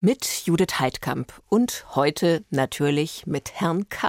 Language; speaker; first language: German; native; German